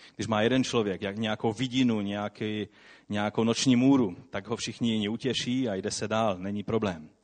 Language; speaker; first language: Czech; non-native, local second language; Polish